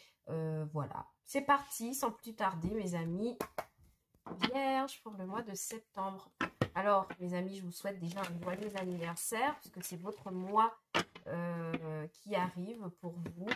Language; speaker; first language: French; native; French